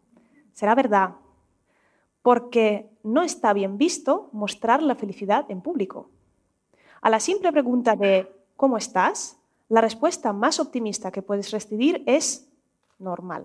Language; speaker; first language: Spanish; non-native, fluent; Russian